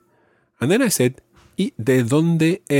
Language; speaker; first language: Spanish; non-native, fluent; English